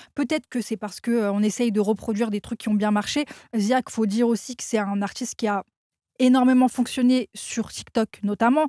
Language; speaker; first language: French; native; French